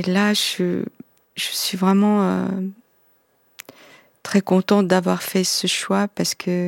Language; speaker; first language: French; non-native, fluent; Korean